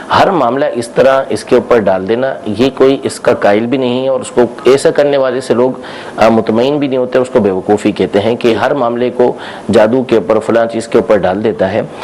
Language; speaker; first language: Urdu; native; Urdu